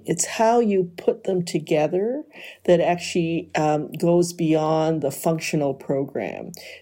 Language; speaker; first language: English; native; English